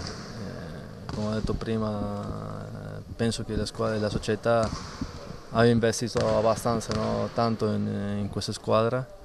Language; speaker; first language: Italian; non-native, fluent; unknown